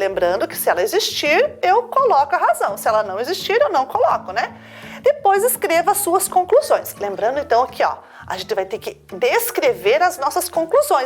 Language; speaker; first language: Portuguese; native; Portuguese